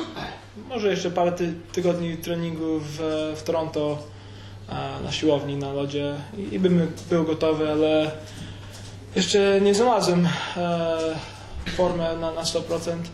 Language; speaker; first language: Polish; early bilingual, heritage; Polish